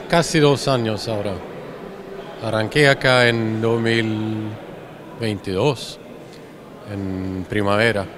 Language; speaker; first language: Spanish; non-native, learner; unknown